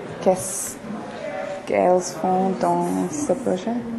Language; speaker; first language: French; non-native, learner; English